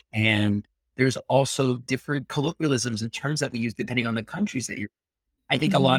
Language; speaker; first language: English; early bilingual, other home language; Spanish